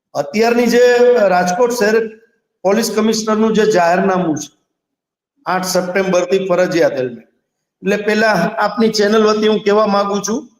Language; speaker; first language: Gujarati; native; Gujarati